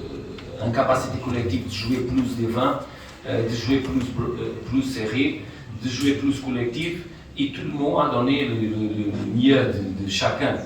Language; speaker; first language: French; non-native, fluent; Portuguese